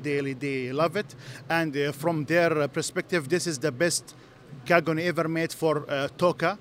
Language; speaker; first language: English; non-native, fluent; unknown